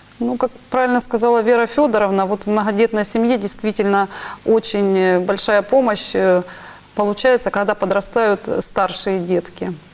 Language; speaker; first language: Russian; native; Russian